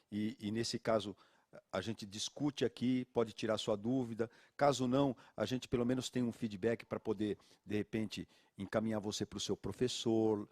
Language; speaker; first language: Portuguese; native; Portuguese